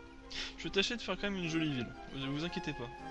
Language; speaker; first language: French; native; French